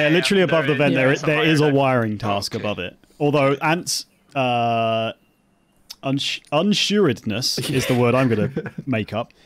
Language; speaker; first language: English; native; English